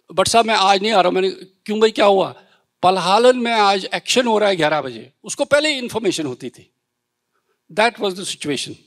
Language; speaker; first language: Hindi; native; Hindi